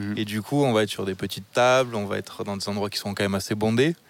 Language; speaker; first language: French; native; French